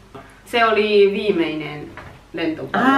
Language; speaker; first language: Finnish; non-native, learner; Japanese